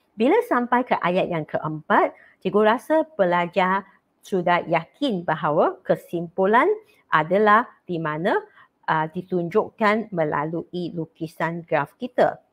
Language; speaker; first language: Malay; non-native, local second language; Chinese